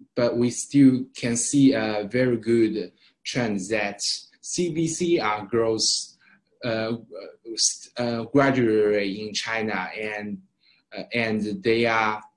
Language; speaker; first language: English; non-native, fluent; Chinese